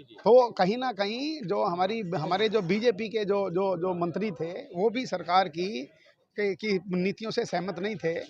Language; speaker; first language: Hindi; native; Hindi